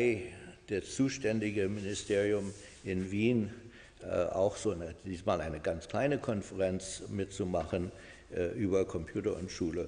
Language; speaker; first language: German; non-native, fluent; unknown